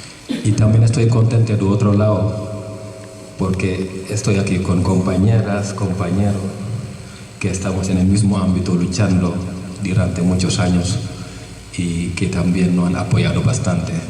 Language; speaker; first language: Spanish; non-native, fluent; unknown